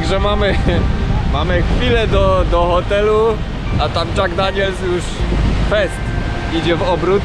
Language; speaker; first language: Polish; native; Polish